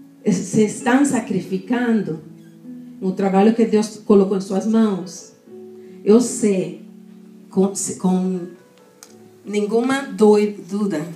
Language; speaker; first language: Portuguese; non-native, fluent; Spanish